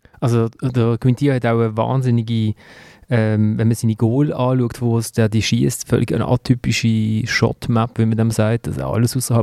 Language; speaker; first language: German; native; German